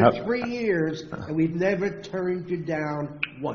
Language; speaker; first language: English; native; English